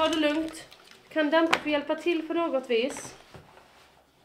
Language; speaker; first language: Swedish; native; Swedish